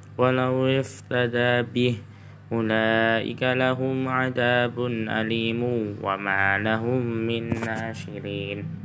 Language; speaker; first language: Arabic; non-native, learner; Indonesian